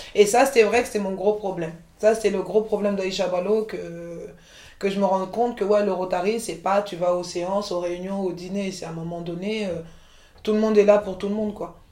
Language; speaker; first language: French; early bilingual, other home language; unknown